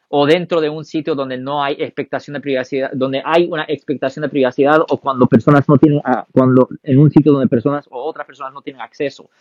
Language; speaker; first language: Spanish; early bilingual, heritage; Spanish